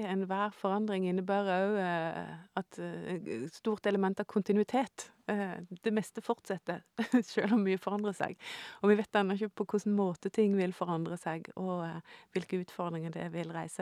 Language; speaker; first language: Norwegian; native; Norwegian